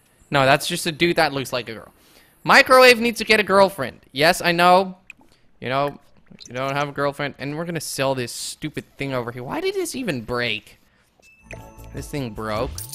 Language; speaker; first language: English; non-native, fluent; Dutch